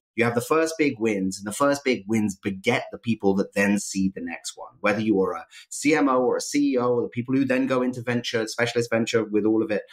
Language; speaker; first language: English; native; English